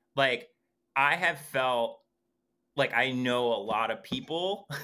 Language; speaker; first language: English; native; English